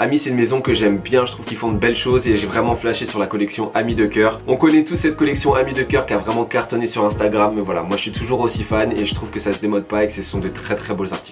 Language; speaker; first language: French; native; French